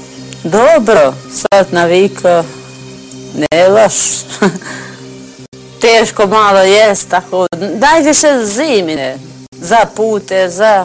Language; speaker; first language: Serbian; non-native, learner; Albanian